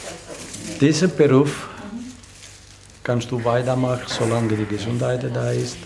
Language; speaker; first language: German; non-native, learner; Italian